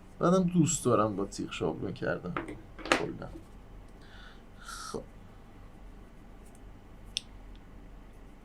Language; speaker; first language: Persian; native; Persian